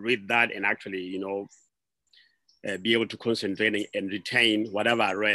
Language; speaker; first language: English; non-native, local second language; Southern Sotho